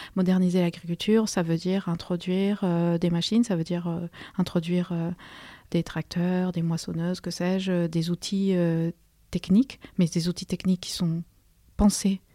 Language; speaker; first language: French; non-native, fluent; Spanish